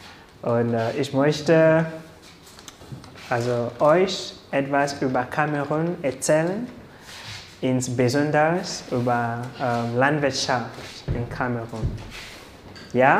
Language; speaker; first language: German; non-native, learner; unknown